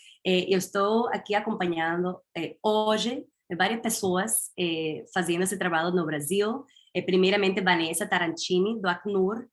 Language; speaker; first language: Portuguese; non-native, fluent; Spanish